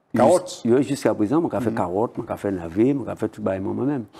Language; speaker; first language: French; native; French